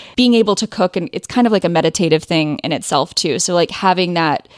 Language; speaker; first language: English; native; English